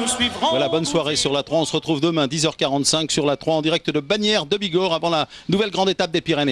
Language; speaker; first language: French; native; French